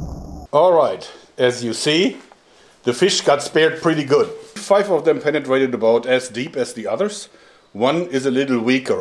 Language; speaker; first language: English; non-native, fluent; German